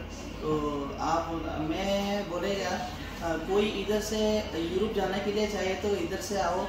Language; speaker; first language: Hindi; non-native, learner; Bangla